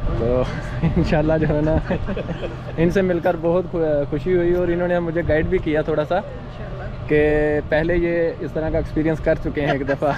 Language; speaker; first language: Urdu; native; Urdu